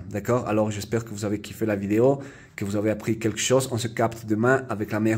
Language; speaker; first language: French; non-native, fluent; Spanish